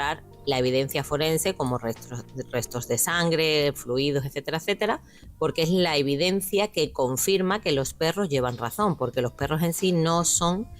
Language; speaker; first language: Spanish; native; Spanish